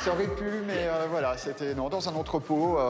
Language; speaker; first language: French; native; French